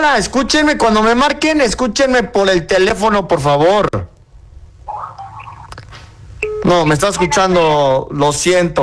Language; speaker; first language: Spanish; native; Spanish